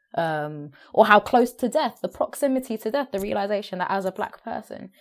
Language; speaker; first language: English; native; English